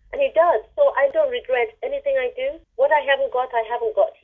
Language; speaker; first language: English; non-native, local second language; Igbo